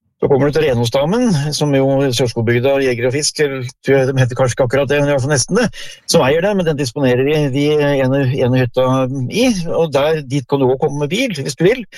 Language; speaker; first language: Norwegian; native; Norwegian